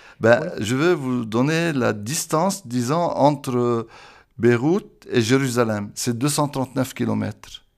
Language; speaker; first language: French; non-native, local second language; Arabic